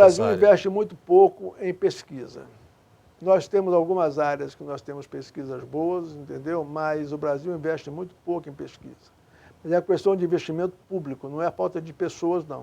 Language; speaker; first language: Portuguese; native; Portuguese